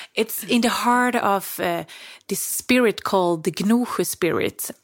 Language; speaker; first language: English; non-native, fluent; Swedish